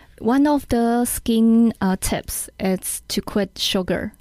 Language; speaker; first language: English; non-native, learner; Chinese